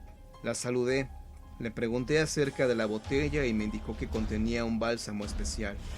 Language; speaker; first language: Spanish; native; Spanish